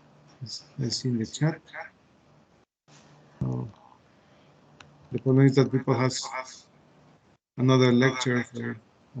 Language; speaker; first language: English; non-native, fluent; Spanish